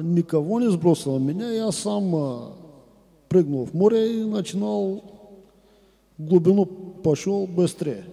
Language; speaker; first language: Russian; non-native, learner; Bulgarian